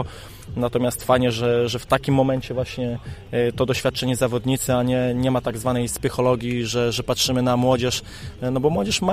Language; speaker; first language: Polish; native; Polish